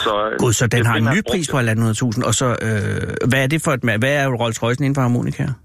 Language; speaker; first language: Danish; native; Danish